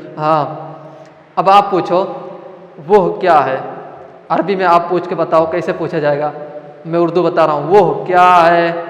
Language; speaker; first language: Urdu; non-native, local second language; Malayalam